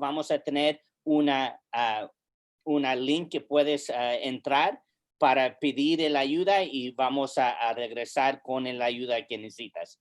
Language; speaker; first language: Spanish; early bilingual, heritage; English